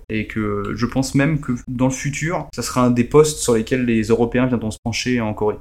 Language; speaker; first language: French; early bilingual, other home language; Portuguese